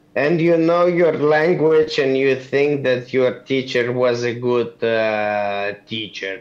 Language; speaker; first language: English; non-native, fluent; Russian